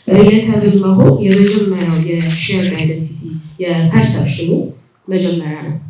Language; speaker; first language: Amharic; native; Amharic